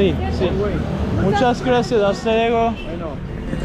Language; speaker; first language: Spanish; non-native, learner; Turkish